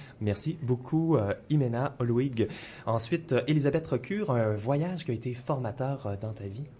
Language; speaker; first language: French; native; French